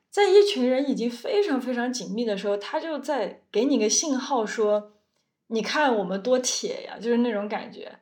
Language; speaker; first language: Chinese; native; Chinese